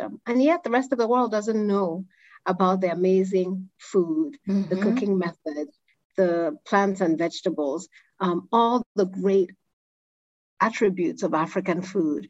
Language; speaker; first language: English; non-native, local second language; Igbo